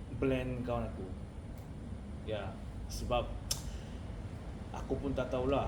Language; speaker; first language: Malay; non-native, learner; Korean